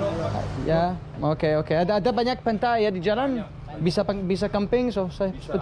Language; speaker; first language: Indonesian; non-native, learner; English